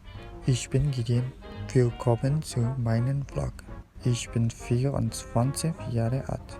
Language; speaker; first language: German; non-native, learner; Burmese